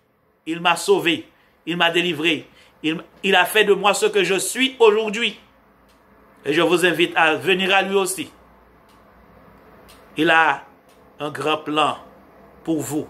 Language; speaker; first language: French; non-native, local second language; Haitian Creole